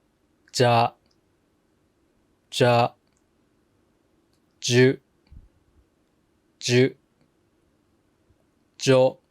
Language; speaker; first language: Japanese; native; Japanese